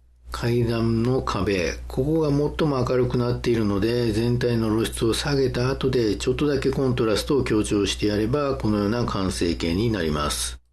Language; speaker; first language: Japanese; native; Japanese